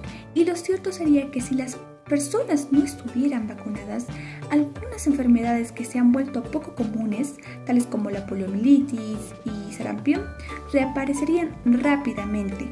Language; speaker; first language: Spanish; native; Spanish